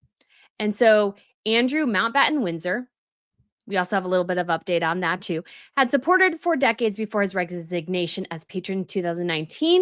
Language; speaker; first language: English; native; English